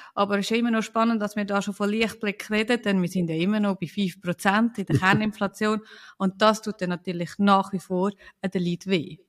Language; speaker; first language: German; native; German